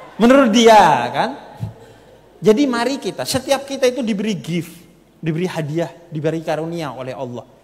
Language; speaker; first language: Indonesian; native; Indonesian